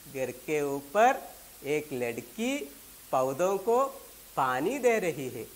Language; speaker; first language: Urdu; non-native, local second language; Malayalam